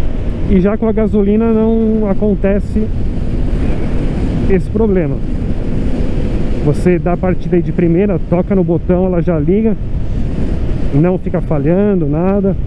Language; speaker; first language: Portuguese; native; Portuguese